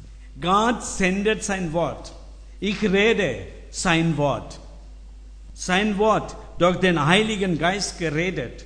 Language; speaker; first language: German; non-native, learner; Tamil